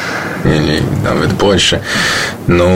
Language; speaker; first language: Russian; non-native, learner; Latvian